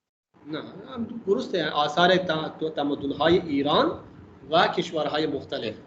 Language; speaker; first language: Persian; non-native, fluent; Urdu